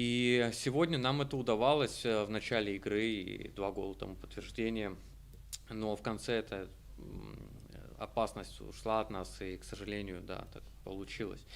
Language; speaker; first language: Russian; native; Russian